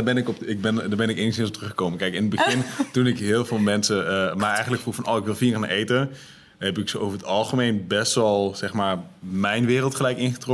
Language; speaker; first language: Dutch; native; Dutch